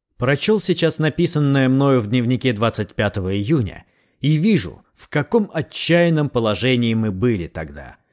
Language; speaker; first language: Russian; native; Russian